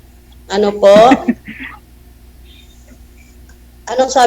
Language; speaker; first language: Filipino; non-native, local second language; Cebuano